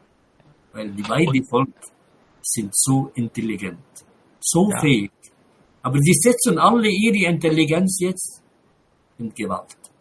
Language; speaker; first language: German; non-native, fluent; Arabic